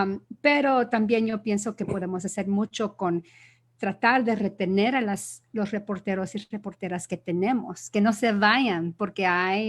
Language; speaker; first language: Spanish; early bilingual, other home language; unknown